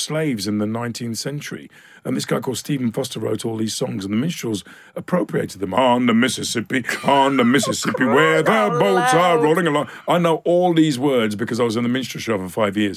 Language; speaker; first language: English; native; English